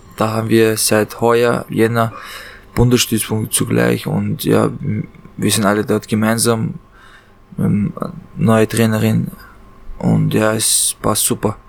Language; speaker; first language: German; early bilingual, other home language; Chechen